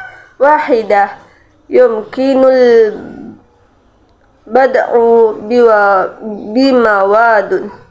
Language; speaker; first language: Arabic; non-native, learner; Indonesian